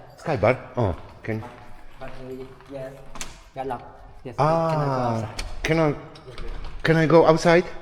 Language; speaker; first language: English; non-native, learner; Polish